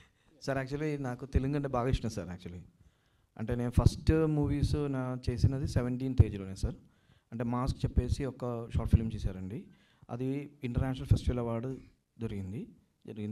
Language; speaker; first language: Telugu; non-native, learner; Malayalam